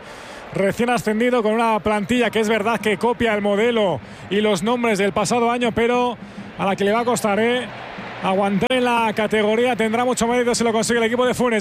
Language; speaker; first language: Spanish; native; Spanish